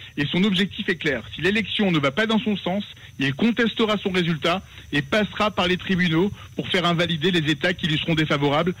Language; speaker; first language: French; native; French